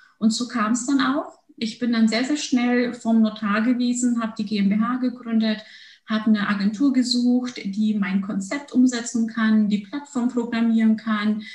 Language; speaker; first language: German; early bilingual, other home language; Turkish